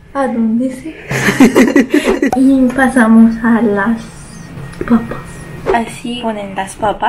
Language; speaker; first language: Spanish; early bilingual, heritage; Spanish